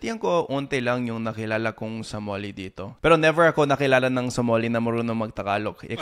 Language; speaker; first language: Filipino; non-native, fluent; English